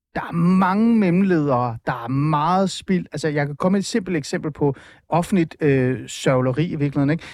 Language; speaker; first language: Danish; early bilingual, other home language; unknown